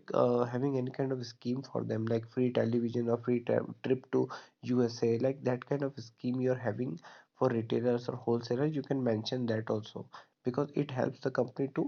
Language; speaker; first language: English; non-native, local second language; Hindi